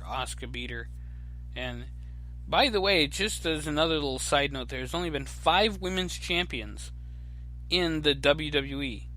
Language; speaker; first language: English; native; English